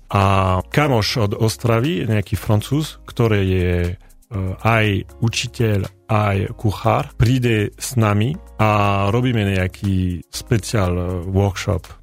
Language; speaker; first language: Slovak; non-native, learner; French